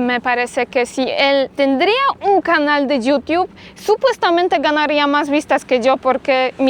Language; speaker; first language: Spanish; non-native, fluent; Polish